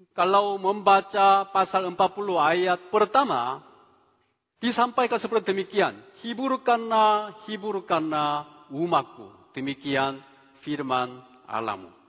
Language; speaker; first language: Indonesian; non-native, fluent; Korean